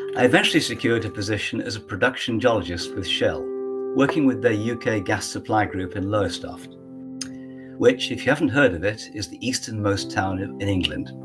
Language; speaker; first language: English; native; English